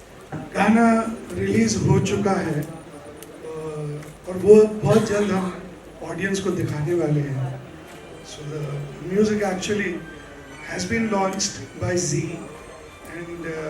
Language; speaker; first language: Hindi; native; Hindi